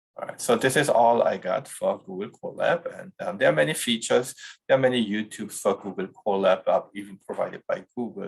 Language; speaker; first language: English; non-native, fluent; Korean